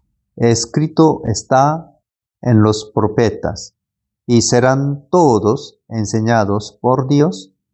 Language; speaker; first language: Spanish; non-native, learner; Korean